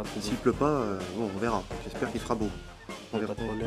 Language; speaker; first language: French; native; French